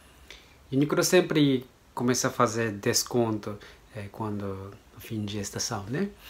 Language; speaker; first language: Portuguese; non-native, learner; Japanese